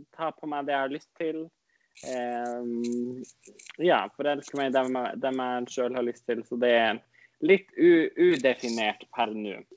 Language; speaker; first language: Norwegian; non-native, local second language; Northern Sami